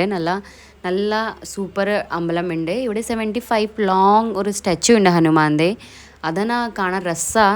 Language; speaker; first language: Malayalam; non-native, learner; Hindi